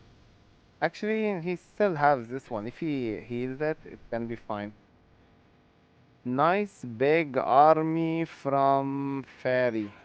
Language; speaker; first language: English; non-native, fluent; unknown